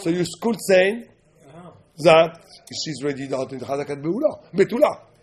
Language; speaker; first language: English; non-native, learner; French